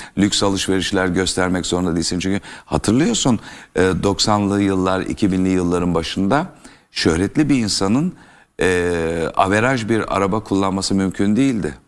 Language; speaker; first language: Turkish; native; Turkish